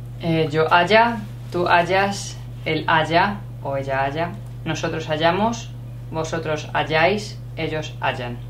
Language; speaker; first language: Spanish; non-native, learner; English